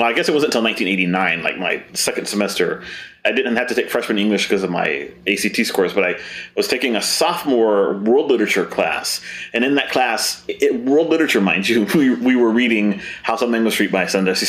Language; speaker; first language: English; native; English